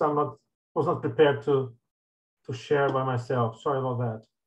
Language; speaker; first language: English; non-native, fluent; Portuguese